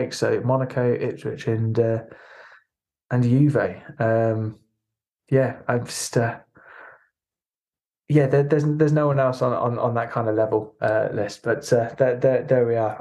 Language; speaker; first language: English; native; English